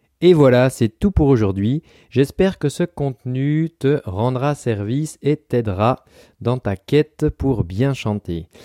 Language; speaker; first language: French; native; French